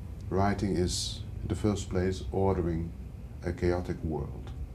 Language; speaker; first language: English; non-native, fluent; Dutch